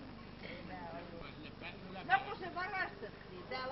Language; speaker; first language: Finnish; native; Finnish